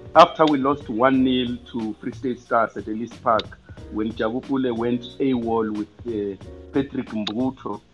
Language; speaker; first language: English; non-native, local second language; Venda